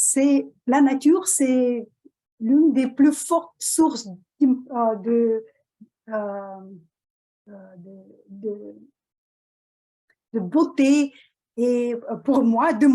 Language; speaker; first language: French; non-native, fluent; Russian